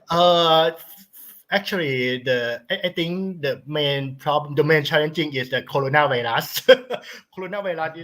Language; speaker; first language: English; non-native, learner; Thai